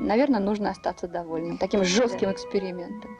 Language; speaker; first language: Russian; native; Russian